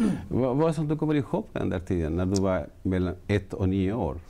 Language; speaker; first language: Swedish; non-native, fluent; Spanish